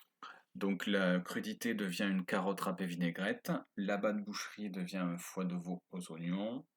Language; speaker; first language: French; native; French